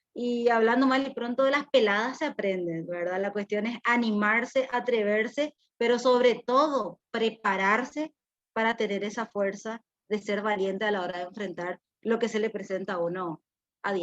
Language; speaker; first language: Spanish; native; Spanish